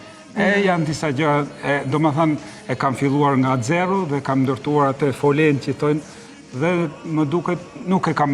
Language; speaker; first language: Albanian; native; Albanian